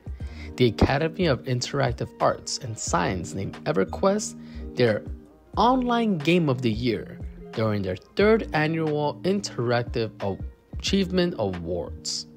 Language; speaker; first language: English; native; English